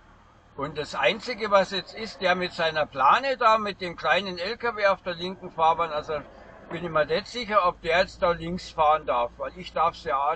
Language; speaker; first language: German; native; German